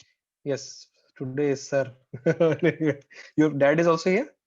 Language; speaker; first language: English; non-native, local second language; Hindi